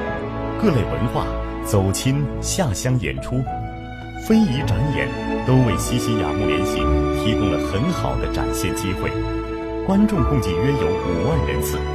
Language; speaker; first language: Chinese; native; Chinese